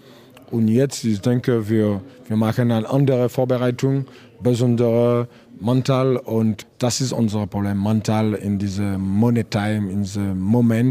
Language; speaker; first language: German; non-native, learner; French